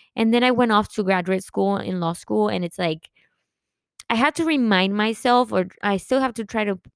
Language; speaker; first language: English; early bilingual, other home language; Spanish